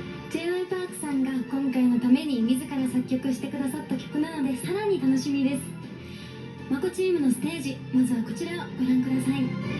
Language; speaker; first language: Japanese; native; Japanese